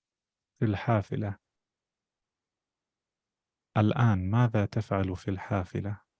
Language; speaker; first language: Arabic; non-native, fluent; English